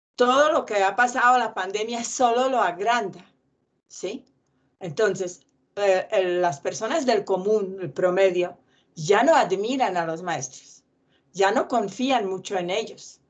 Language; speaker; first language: Spanish; non-native, fluent; Czech